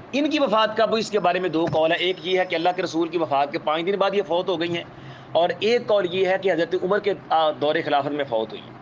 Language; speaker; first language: Urdu; non-native, local second language; Punjabi